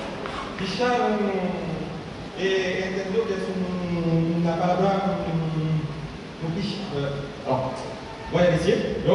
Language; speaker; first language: Spanish; non-native, learner; French